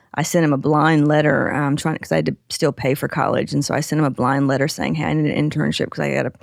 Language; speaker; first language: English; native; English